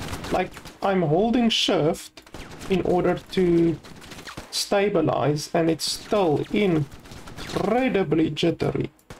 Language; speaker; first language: English; native; English